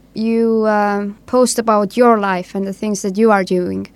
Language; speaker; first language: English; non-native, fluent; Estonian